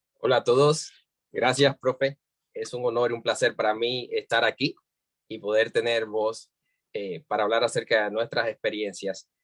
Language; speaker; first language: Spanish; native; Spanish